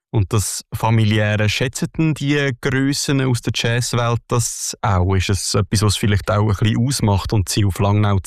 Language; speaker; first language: German; native; German